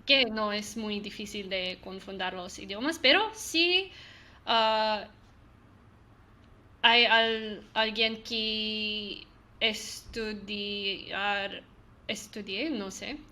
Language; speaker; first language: Spanish; non-native, learner; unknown